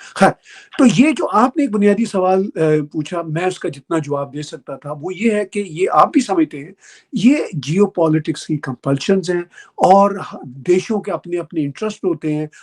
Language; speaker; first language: Urdu; native; Urdu